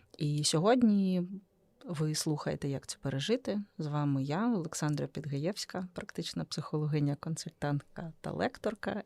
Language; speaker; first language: Ukrainian; native; Ukrainian